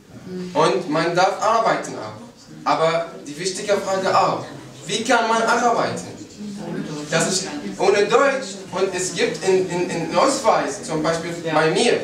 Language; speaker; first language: German; non-native, learner; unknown